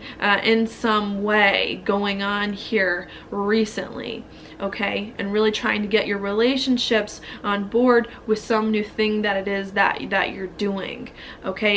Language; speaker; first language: English; native; English